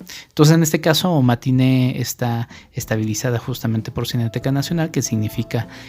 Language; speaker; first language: Spanish; native; Spanish